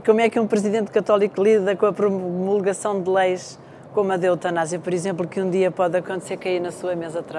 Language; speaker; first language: Portuguese; native; Portuguese